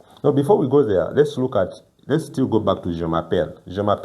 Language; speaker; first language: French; non-native, fluent; Ganda